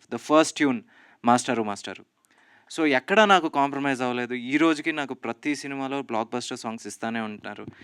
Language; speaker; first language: Telugu; native; Telugu